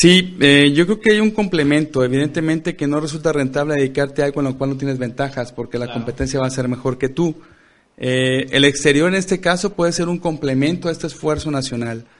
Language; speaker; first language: Spanish; native; Spanish